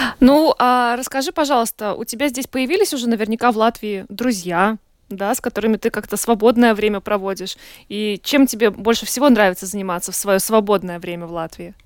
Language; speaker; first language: Russian; native; Russian